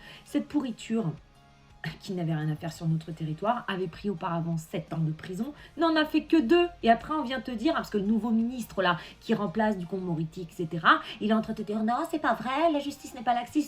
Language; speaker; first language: French; native; French